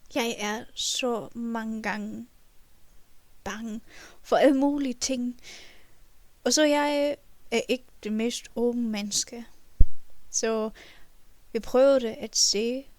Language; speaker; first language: Danish; non-native, learner; German